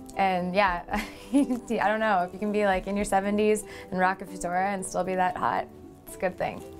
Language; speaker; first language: English; native; English